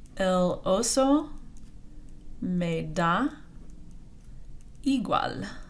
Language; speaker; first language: Spanish; non-native, fluent; English